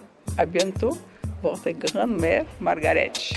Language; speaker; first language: French; non-native, learner; Portuguese